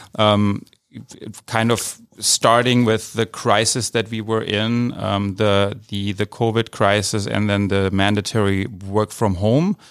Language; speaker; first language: English; non-native, fluent; German